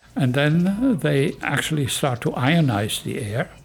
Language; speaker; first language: English; non-native, fluent; German